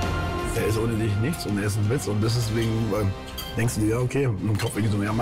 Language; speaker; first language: German; non-native, fluent; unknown